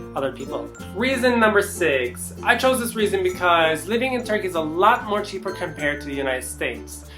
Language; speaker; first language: English; native; English